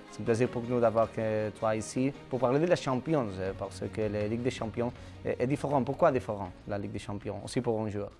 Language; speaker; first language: French; non-native, learner; Catalan